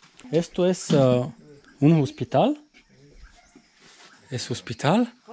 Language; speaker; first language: Spanish; non-native, learner; Bulgarian